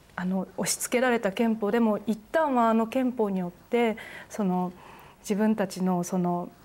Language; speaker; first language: Japanese; native; Japanese